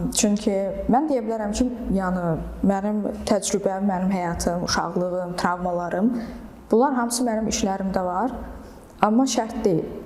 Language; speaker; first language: Azerbaijani; early bilingual, heritage; Azerbaijani